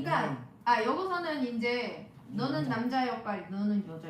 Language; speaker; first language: Korean; native; Korean